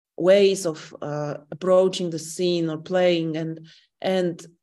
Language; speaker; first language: English; non-native, fluent; Polish